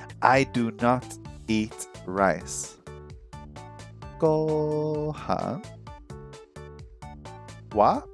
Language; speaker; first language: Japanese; non-native, learner; English